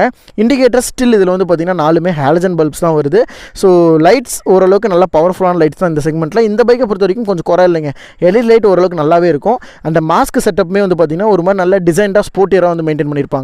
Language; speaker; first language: Tamil; native; Tamil